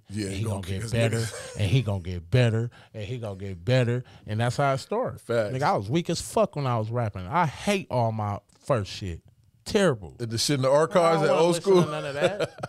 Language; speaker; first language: English; native; English